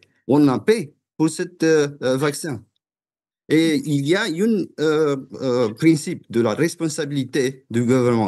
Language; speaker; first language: French; non-native, fluent; Romanian